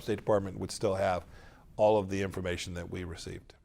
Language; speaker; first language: English; native; English